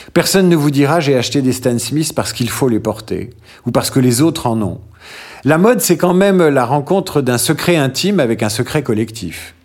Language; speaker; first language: French; native; French